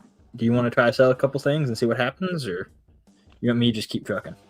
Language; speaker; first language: English; native; English